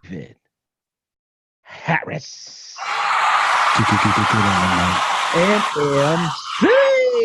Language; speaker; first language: English; native; English